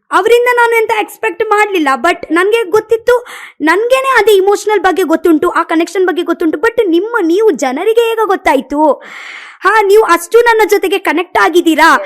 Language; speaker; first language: Kannada; non-native, local second language; Tulu